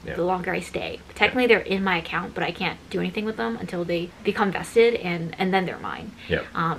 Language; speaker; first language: English; native; English